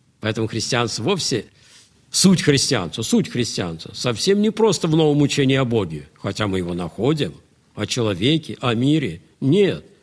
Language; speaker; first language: Russian; native; Russian